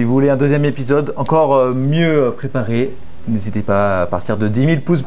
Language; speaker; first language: French; native; French